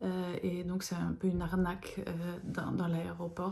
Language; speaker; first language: French; non-native, fluent; Lithuanian